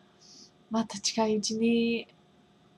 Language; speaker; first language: Japanese; non-native, fluent; English